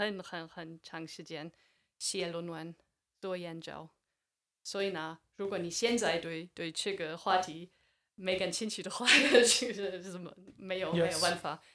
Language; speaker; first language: Chinese; non-native, fluent; English